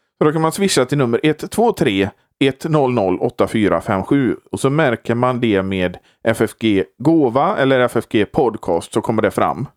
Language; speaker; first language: Swedish; native; Swedish